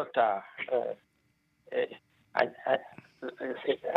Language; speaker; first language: Hebrew; non-native, fluent; Russian